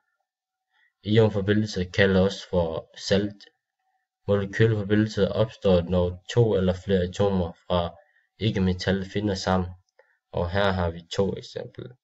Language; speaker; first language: Danish; non-native, learner; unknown